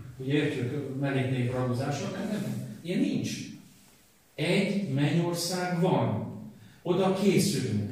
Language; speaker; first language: Hungarian; native; Hungarian